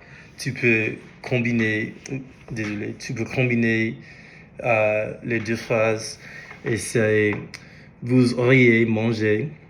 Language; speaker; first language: French; non-native, learner; English